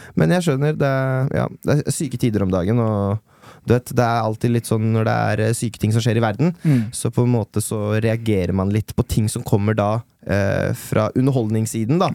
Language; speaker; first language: Norwegian; early bilingual, other home language; Persian